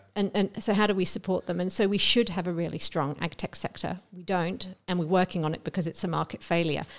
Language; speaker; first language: English; native; English